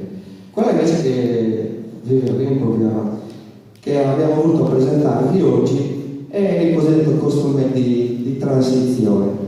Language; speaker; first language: Italian; native; Italian